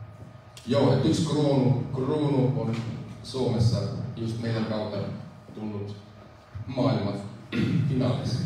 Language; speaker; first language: Finnish; non-native, fluent; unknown